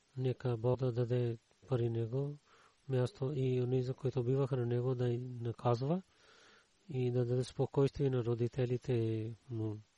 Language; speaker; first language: Bulgarian; non-native, learner; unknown